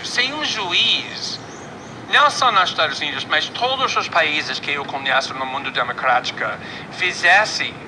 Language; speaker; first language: Portuguese; non-native, fluent; English